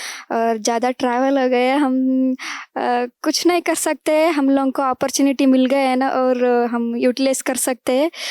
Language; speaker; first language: Hindi; non-native, local second language; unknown